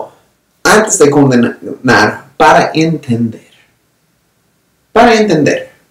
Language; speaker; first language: Spanish; non-native, fluent; English